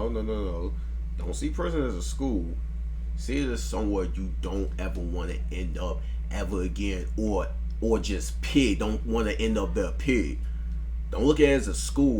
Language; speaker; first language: English; native; English